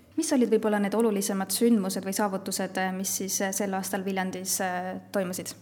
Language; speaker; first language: Estonian; native; Estonian